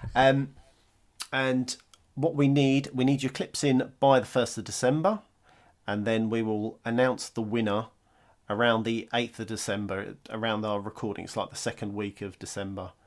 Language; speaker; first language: English; native; English